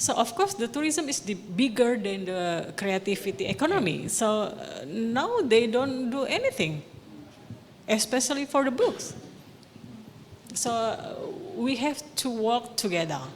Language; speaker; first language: English; non-native, local second language; Indonesian